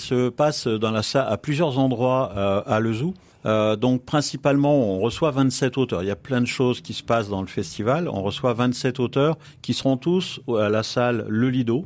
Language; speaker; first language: French; native; French